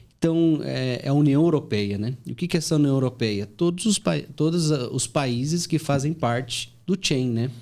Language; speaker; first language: Portuguese; native; Portuguese